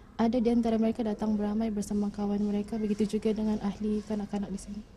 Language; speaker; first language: Malay; native; Malay